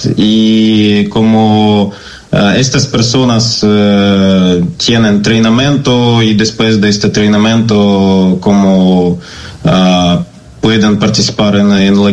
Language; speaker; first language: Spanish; non-native, learner; Ukrainian